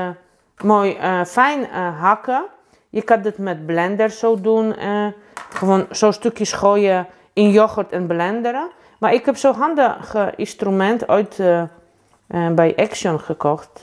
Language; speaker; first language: Dutch; non-native, fluent; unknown